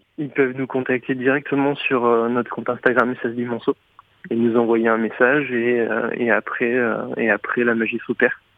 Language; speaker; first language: French; native; French